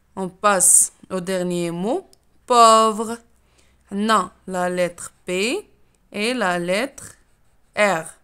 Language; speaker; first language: French; non-native, local second language; Arabic